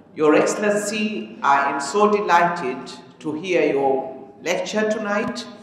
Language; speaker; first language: English; early bilingual, other home language; Arabic